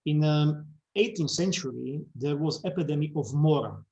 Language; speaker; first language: English; non-native, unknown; Slovak